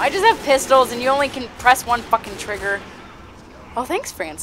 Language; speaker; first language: English; native; English